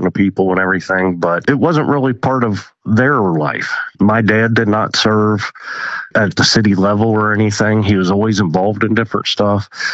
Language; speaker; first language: English; native; English